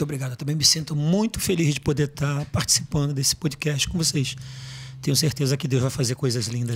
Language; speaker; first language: Portuguese; native; Portuguese